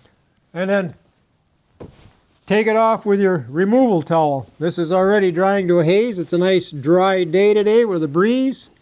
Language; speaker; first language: English; native; English